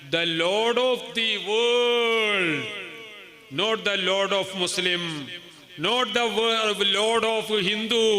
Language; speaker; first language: English; non-native, local second language; Malayalam